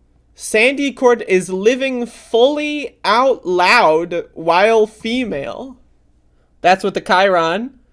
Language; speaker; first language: English; native; English